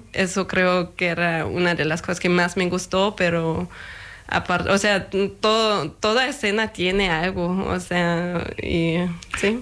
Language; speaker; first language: Spanish; non-native, fluent; German